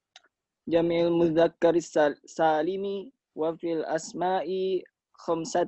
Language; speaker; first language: Arabic; non-native, learner; Indonesian